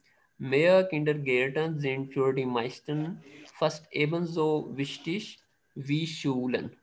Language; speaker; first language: German; non-native, fluent; Urdu